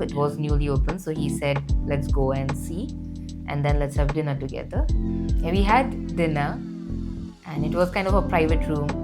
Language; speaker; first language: English; non-native, local second language; Hindi